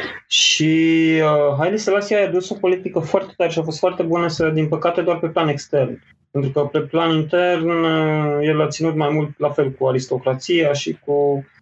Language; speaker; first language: Romanian; native; Romanian